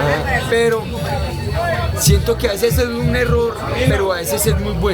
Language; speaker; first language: Spanish; native; Spanish